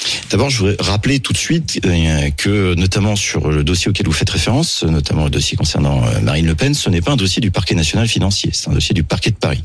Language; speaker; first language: French; native; French